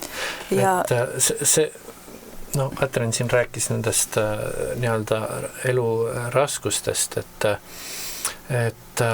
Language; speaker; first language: Estonian; native; Estonian